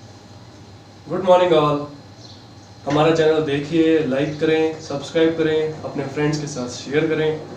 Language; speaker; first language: Hindi; native; Hindi